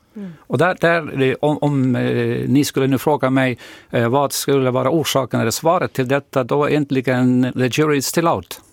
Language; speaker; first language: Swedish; non-native, fluent; Estonian